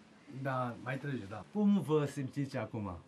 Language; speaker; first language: Romanian; non-native, learner; Korean